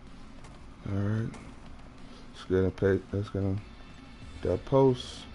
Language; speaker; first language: English; native; English